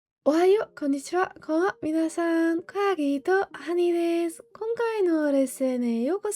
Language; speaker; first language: Japanese; non-native, fluent; English